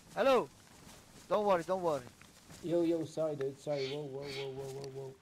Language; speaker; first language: English; non-native, fluent; Italian